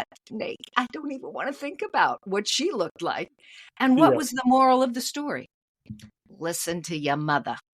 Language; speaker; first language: English; native; English